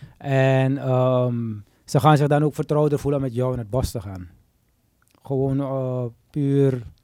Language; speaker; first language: Dutch; native; Dutch